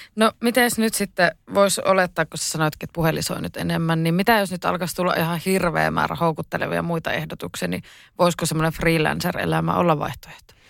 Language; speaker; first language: Finnish; native; Finnish